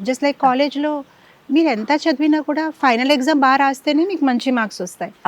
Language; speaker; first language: Telugu; non-native, fluent; Gujarati